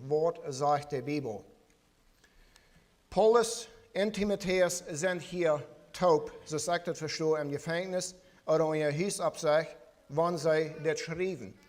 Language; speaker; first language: German; non-native, learner; Plautdietsch